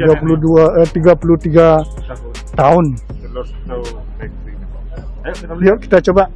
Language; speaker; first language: Indonesian; non-native, local second language; Balinese